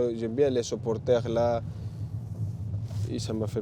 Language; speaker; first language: French; non-native, learner; Spanish